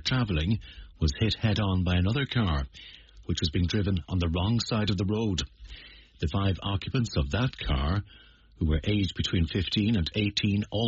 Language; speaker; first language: English; native; English